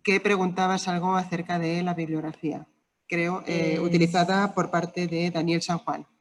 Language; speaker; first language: Spanish; native; Spanish